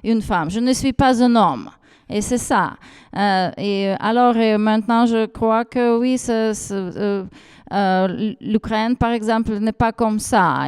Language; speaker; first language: French; non-native, fluent; Ukrainian